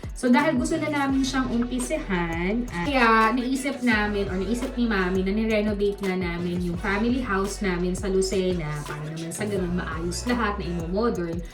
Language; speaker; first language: Filipino; native; Filipino